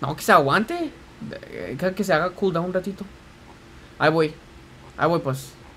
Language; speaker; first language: Spanish; early bilingual, heritage; Spanish